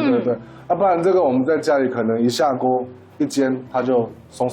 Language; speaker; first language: Chinese; native; Chinese